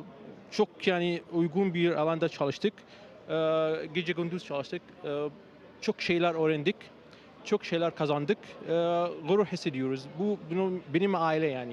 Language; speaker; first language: Turkish; non-native, learner; Arabic